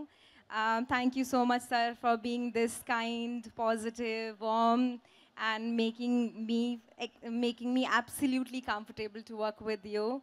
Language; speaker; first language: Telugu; non-native, local second language; Hindi